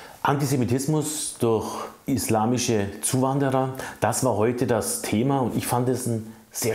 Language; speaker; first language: German; native; German